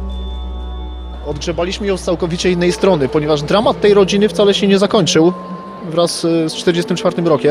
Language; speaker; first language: Polish; native; Polish